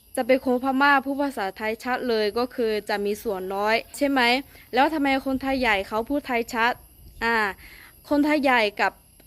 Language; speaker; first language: Thai; non-native, local second language; Akha